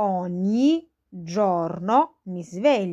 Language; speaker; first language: Italian; non-native, fluent; Arabic